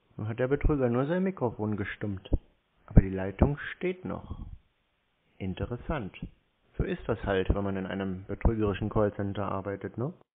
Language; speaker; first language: German; native; German